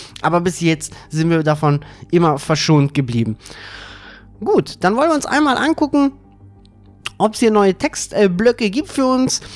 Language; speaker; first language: German; native; German